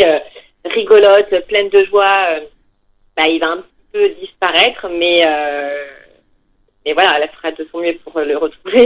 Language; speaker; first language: French; native; French